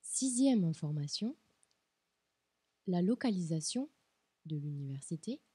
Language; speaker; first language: French; non-native, fluent; Portuguese